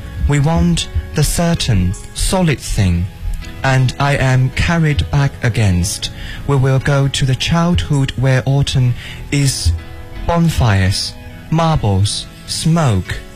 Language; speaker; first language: English; non-native, fluent; Chinese